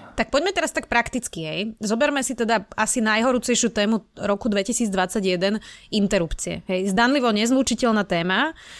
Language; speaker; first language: Slovak; native; Slovak